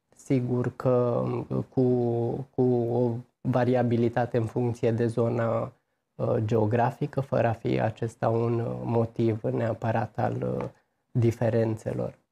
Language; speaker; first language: Romanian; native; Romanian